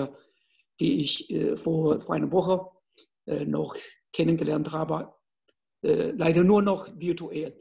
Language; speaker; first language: German; non-native, fluent; Chinese